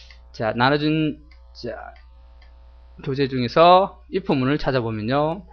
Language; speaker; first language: Korean; native; Korean